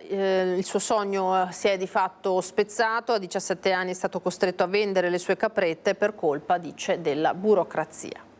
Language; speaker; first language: Italian; native; Italian